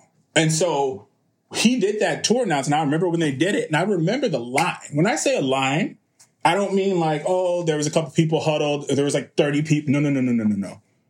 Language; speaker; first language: English; native; English